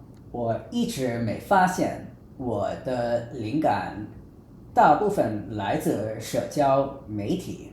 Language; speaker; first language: Chinese; non-native, fluent; English